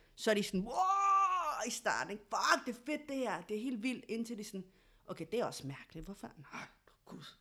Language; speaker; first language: Danish; early bilingual, other home language; Spanish